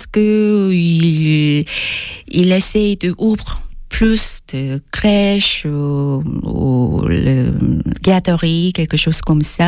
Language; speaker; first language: French; non-native, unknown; Korean